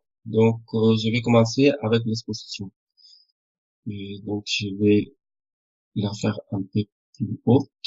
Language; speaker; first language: French; non-native, fluent; Spanish